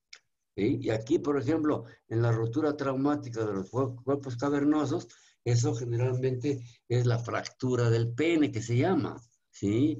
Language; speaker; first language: Spanish; native; Spanish